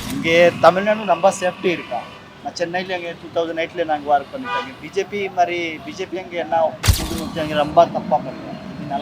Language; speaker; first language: Tamil; non-native, learner; Hindi